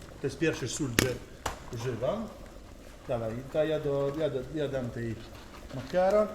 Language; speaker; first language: Polish; non-native, learner; Italian